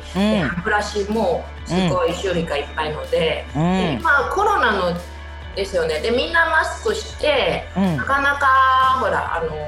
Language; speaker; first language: Japanese; non-native, fluent; Chinese